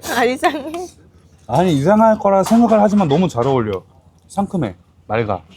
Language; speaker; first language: Korean; native; Korean